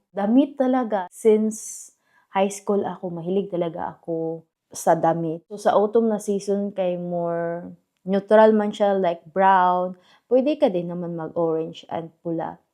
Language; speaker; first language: Filipino; non-native, local second language; Cebuano